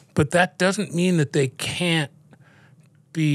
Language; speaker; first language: English; native; English